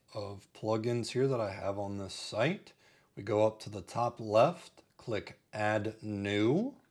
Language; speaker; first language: English; native; English